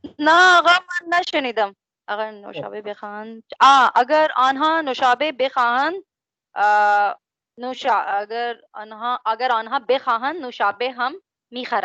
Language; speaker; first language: Persian; non-native, learner; Urdu